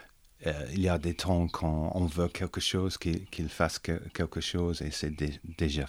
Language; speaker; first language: French; non-native, learner; English